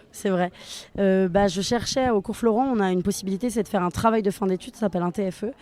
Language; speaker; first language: French; native; French